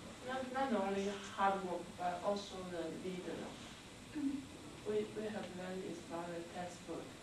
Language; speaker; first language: English; non-native, learner; Chinese